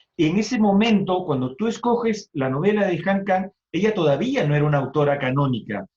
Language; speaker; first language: Spanish; native; Spanish